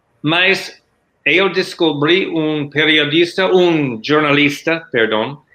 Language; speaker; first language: Portuguese; non-native, learner; English